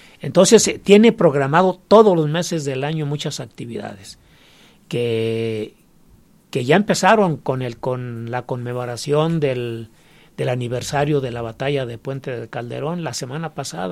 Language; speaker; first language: Spanish; native; Spanish